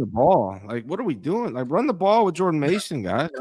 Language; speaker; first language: English; native; English